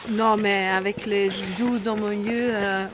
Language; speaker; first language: French; non-native, learner; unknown